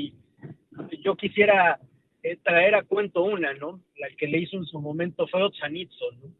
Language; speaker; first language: Spanish; native; Spanish